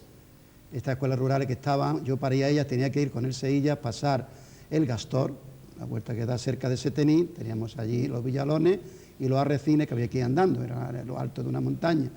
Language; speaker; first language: Spanish; native; Spanish